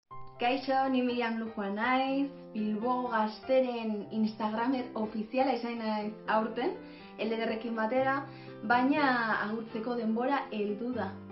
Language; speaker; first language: Basque; non-native, local second language; Spanish